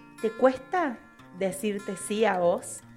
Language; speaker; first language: Spanish; native; Spanish